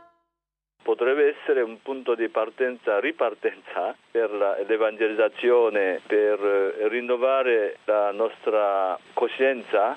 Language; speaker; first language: Italian; non-native, fluent; Japanese